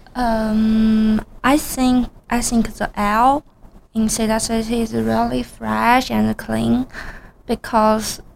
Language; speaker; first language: English; non-native, learner; Chinese